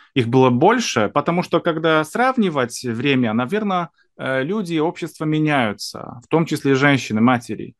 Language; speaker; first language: Russian; non-native, fluent; Polish